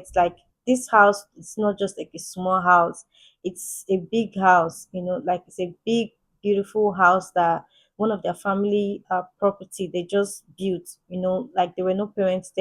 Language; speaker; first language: English; native; English